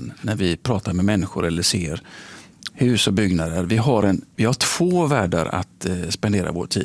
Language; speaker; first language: Swedish; native; Swedish